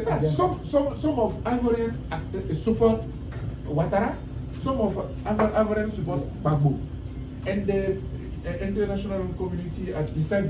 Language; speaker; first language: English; non-native, learner; French